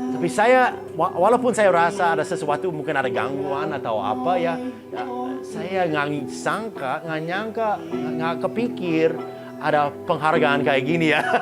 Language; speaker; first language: Indonesian; non-native, fluent; English